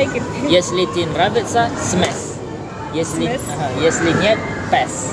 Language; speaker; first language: Russian; non-native, learner; Indonesian